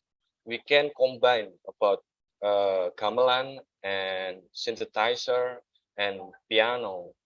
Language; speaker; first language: English; non-native, learner; Indonesian